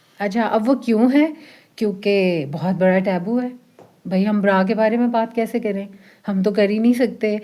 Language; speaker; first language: Urdu; early bilingual, heritage; Urdu